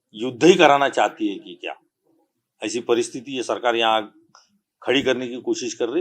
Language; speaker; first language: Hindi; non-native, local second language; Marathi